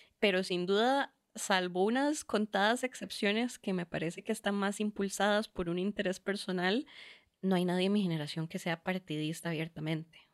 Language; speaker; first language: Spanish; native; Spanish